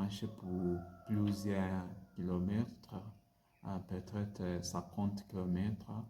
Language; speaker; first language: French; non-native, learner; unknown